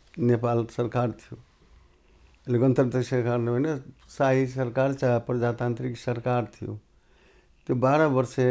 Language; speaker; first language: Nepali; non-native, local second language; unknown